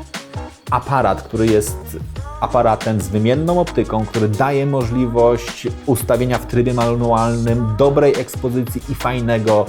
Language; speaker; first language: Polish; native; Polish